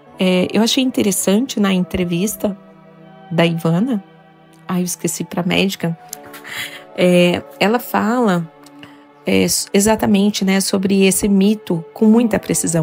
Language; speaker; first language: Portuguese; native; Portuguese